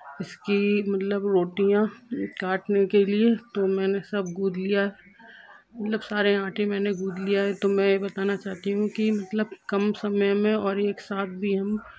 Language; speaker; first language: Hindi; native; Hindi